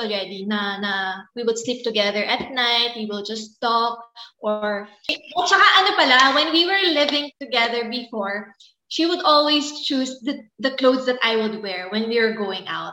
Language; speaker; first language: English; non-native, local second language; Filipino